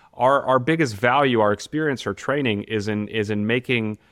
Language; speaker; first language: English; non-native, fluent; Bulgarian